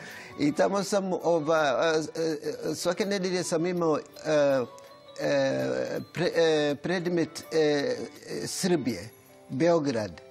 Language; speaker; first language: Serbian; non-native, fluent; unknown